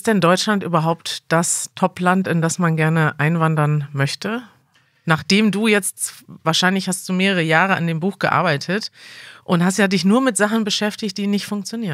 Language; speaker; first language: German; native; German